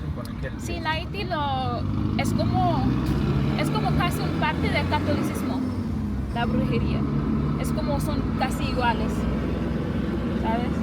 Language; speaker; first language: Spanish; non-native, fluent; English